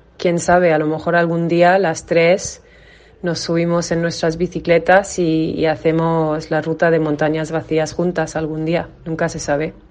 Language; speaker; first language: Spanish; non-native, fluent; English